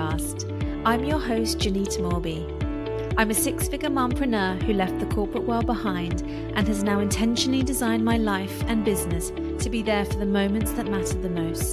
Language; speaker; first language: English; native; English